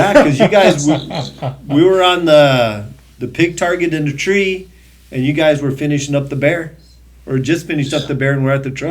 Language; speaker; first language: English; native; English